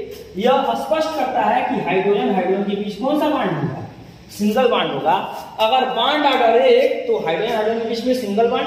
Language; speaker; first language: Hindi; native; Hindi